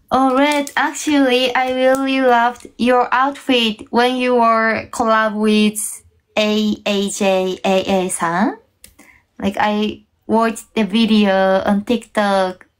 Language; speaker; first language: English; non-native, fluent; Japanese